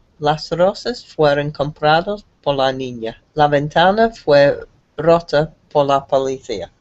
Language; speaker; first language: Spanish; non-native, learner; English